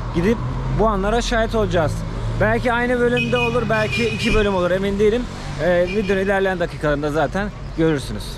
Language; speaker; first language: Turkish; native; Turkish